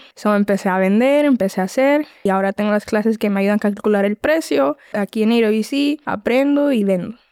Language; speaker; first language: Spanish; early bilingual, heritage; Spanish